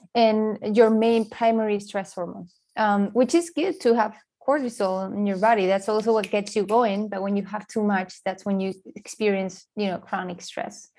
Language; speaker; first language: English; non-native, fluent; Spanish